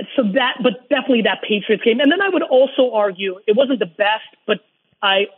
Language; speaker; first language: English; early bilingual, other home language; Russian